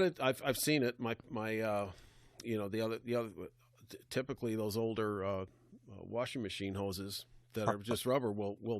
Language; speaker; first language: English; native; English